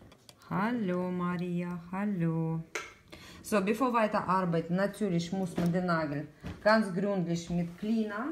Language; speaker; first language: German; non-native, learner; Russian